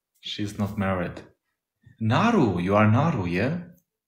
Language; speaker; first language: English; non-native, learner; Albanian